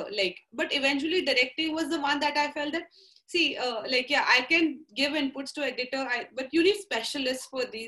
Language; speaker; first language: English; non-native, local second language; Marathi